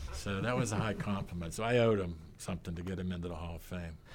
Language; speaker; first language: English; native; English